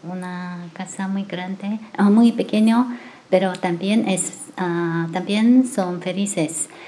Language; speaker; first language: Spanish; non-native, learner; Chinese